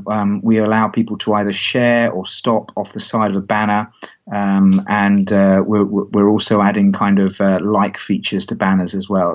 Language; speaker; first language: English; native; English